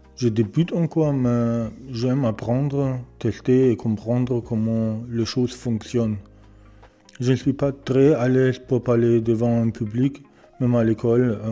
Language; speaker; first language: French; non-native, learner; German